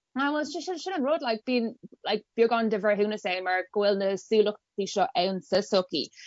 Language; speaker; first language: Irish; non-native, local second language; English